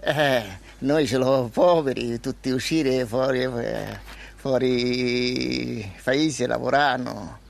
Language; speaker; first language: Italian; non-native, learner; Bangla